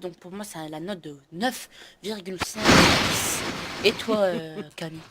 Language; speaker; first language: French; native; French